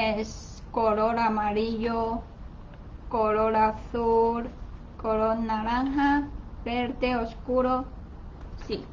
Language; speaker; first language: Spanish; non-native, learner; Chinese